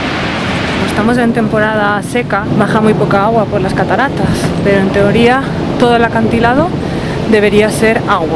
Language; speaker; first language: Spanish; native; Spanish